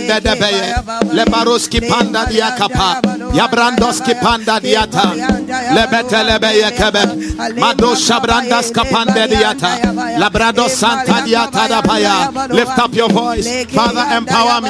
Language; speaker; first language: English; non-native, local second language; Akan